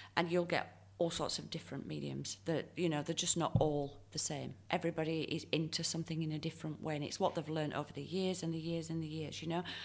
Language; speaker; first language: English; native; English